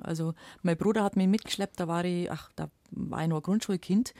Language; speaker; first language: German; native; German